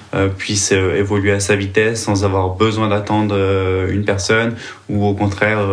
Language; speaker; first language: French; native; French